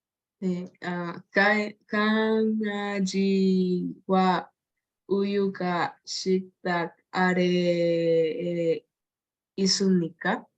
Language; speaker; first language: Korean; non-native, learner; Spanish